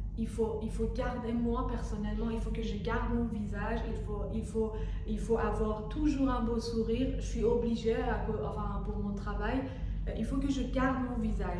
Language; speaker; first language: French; non-native, fluent; Persian